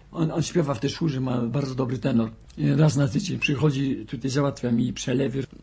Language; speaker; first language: Polish; native; Polish